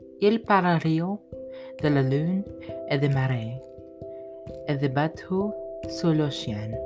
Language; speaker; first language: French; non-native, learner; English